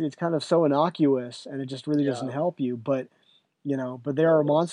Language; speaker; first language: English; native; English